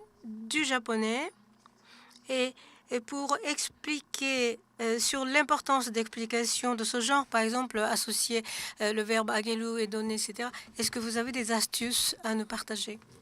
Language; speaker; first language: French; non-native, fluent; Japanese